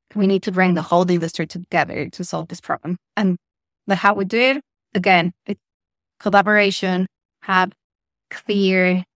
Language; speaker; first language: English; non-native, fluent; Spanish